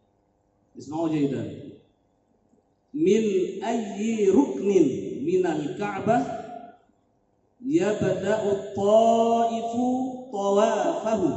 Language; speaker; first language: Arabic; non-native, fluent; Indonesian